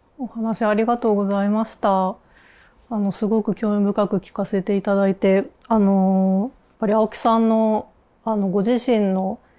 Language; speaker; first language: Japanese; native; Japanese